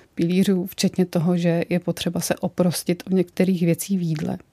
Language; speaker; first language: Czech; native; Czech